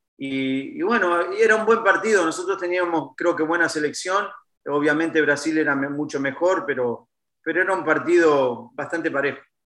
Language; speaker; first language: Spanish; native; Spanish